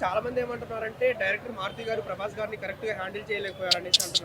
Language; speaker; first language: Telugu; native; Telugu